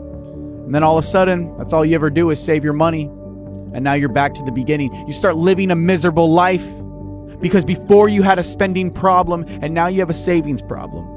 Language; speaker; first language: English; native; English